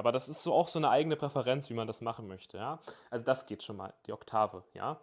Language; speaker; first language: German; native; German